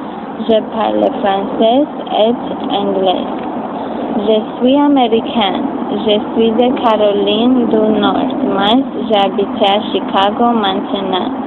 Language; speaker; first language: French; non-native, learner; English